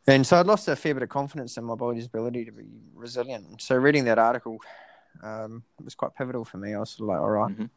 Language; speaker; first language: English; native; English